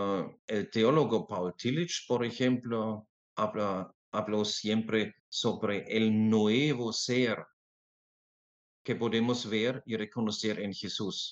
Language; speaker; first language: Spanish; non-native, fluent; German